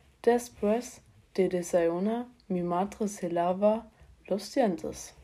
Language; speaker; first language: Spanish; non-native, learner; German